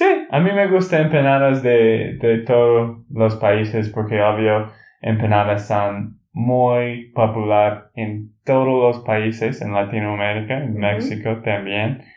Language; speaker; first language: Spanish; non-native, learner; English